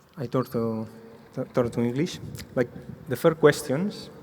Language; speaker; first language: English; non-native, fluent; Catalan